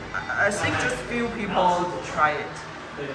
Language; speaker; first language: English; non-native, learner; Chinese